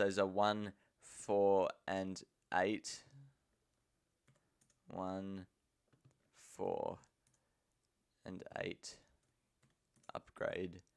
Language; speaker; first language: English; native; English